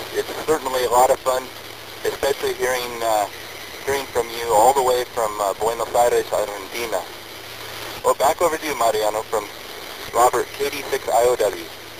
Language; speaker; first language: English; native; English